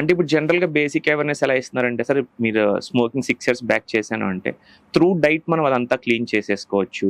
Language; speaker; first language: Telugu; native; Telugu